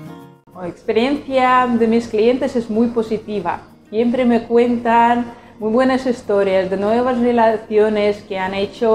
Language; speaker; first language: Spanish; non-native, fluent; Russian